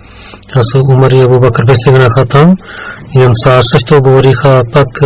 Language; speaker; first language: Bulgarian; non-native, learner; Urdu